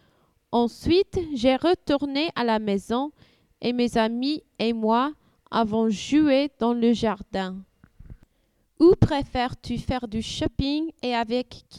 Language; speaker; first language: French; non-native, learner; English